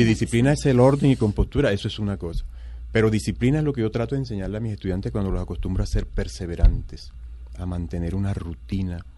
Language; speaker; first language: Spanish; native; Spanish